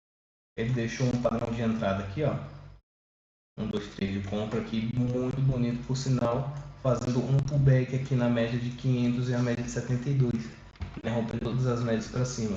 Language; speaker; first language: Portuguese; native; Portuguese